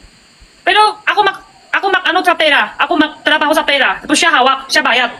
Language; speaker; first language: Filipino; non-native, learner; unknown